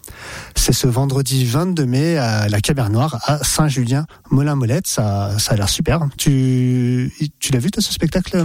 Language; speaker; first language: French; native; French